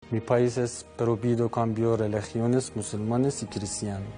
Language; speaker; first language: Spanish; non-native, learner; Persian